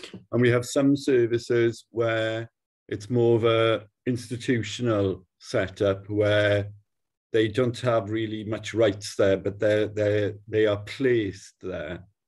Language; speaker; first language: English; native; English